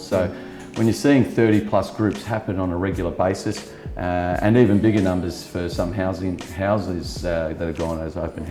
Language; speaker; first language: English; native; English